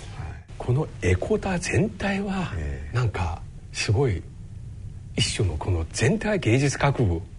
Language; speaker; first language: Japanese; non-native, fluent; Chinese